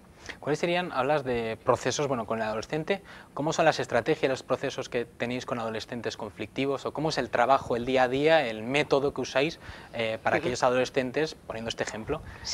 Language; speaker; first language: Spanish; native; Spanish